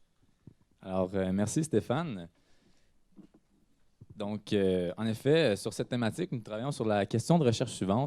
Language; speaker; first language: French; native; French